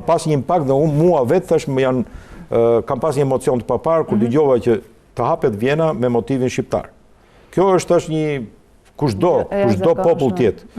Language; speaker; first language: Albanian; native; Albanian